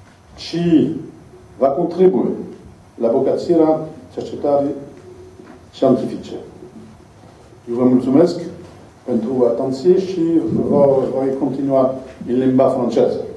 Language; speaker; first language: Romanian; non-native, learner; French